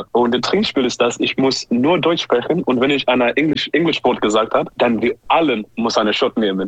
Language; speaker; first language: German; non-native, learner; English